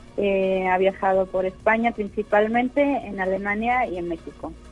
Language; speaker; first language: Spanish; native; Spanish